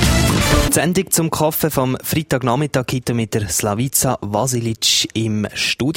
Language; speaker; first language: German; native; German